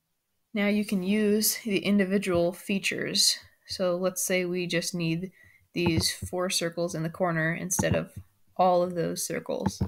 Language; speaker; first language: English; native; English